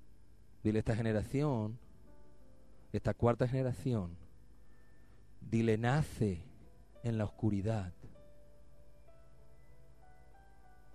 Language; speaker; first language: Spanish; native; Spanish